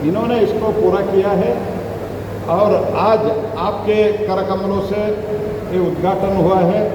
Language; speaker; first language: Hindi; non-native, local second language; Kannada